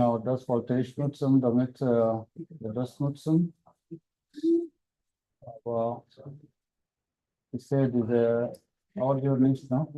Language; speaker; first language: German; non-native, fluent; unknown